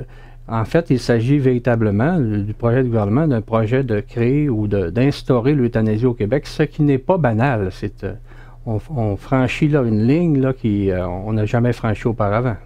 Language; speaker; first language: French; native; French